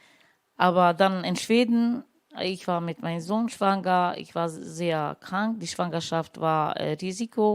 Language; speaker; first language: German; non-native, learner; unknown